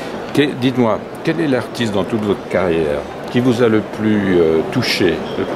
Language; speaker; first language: French; native; French